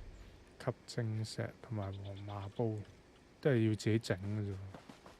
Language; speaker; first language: Chinese; native; Chinese